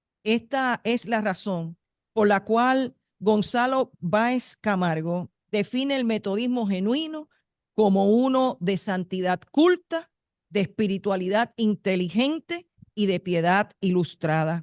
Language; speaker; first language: Spanish; native; Spanish